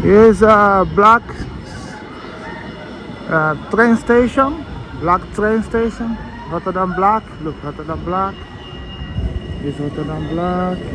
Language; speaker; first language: English; non-native, learner; Portuguese